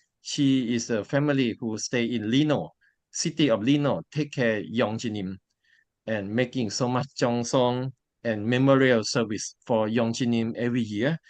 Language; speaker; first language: English; non-native, learner; Thai